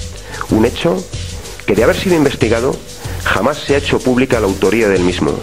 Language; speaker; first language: Spanish; native; Spanish